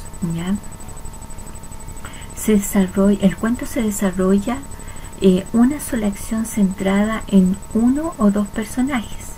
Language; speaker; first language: Spanish; native; Spanish